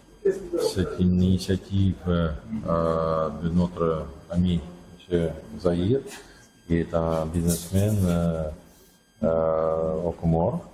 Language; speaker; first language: French; non-native, fluent; Russian